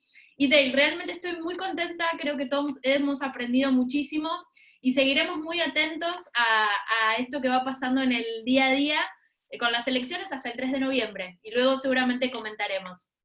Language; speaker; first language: Spanish; native; Spanish